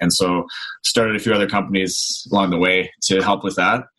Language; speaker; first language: English; native; English